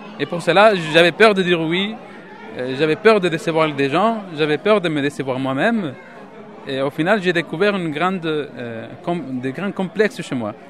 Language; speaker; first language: French; non-native, fluent; Spanish